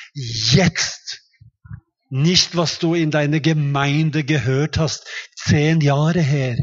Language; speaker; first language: German; non-native, fluent; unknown